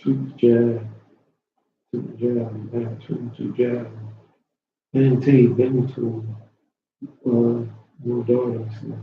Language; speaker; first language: Arabic; non-native, learner; English